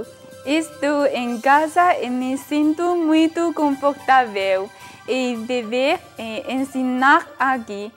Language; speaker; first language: Portuguese; non-native, fluent; Chinese